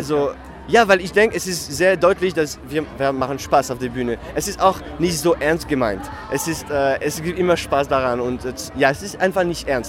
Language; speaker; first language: German; non-native, fluent; French